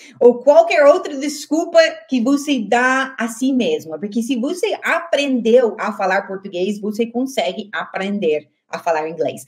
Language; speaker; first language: Portuguese; native; Portuguese